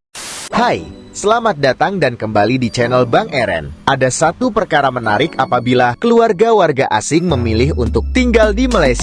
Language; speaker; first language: Malay; native; Malay